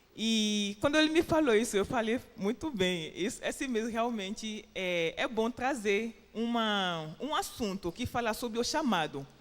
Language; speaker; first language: Portuguese; non-native, fluent; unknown